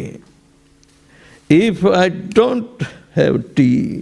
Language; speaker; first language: English; non-native, local second language; Gujarati